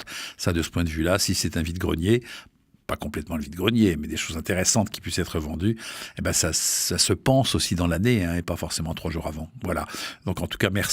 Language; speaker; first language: French; native; French